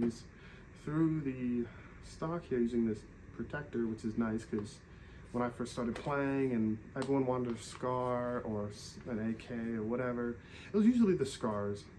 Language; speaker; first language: English; native; English